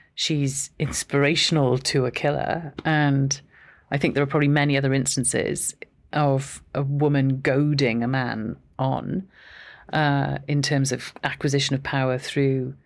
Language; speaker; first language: English; native; English